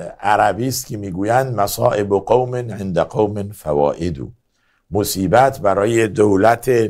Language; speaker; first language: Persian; native; Persian